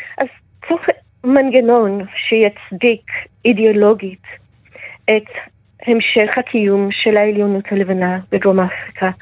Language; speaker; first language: Hebrew; non-native, fluent; English